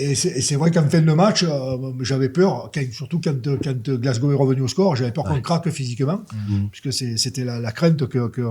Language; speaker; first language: French; native; French